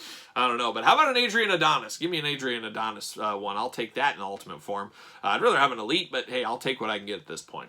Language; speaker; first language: English; native; English